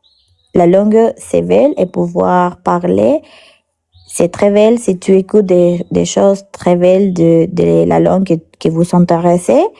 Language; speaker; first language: French; non-native, learner; Spanish